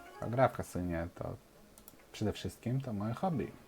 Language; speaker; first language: Polish; non-native, fluent; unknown